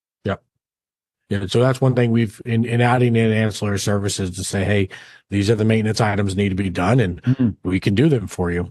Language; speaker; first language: English; native; English